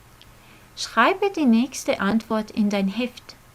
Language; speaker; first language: German; non-native, fluent; Croatian